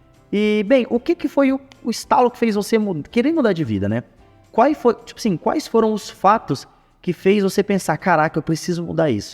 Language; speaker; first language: Portuguese; native; Portuguese